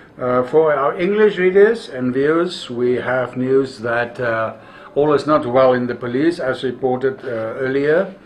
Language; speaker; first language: English; non-native, local second language; Afrikaans